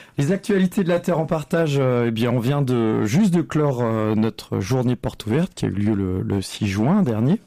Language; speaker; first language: French; native; French